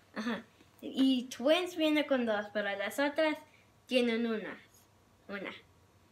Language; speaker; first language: Spanish; early bilingual, heritage; Spanish